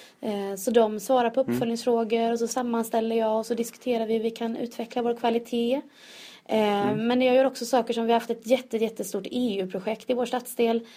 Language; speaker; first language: Swedish; native; Swedish